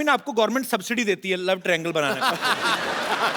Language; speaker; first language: Hindi; native; Hindi